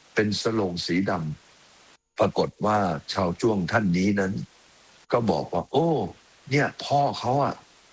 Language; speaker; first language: Thai; native; Thai